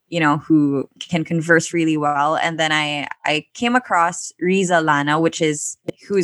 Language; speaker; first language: English; non-native, local second language; Filipino